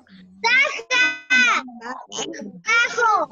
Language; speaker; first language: Spanish; native; Spanish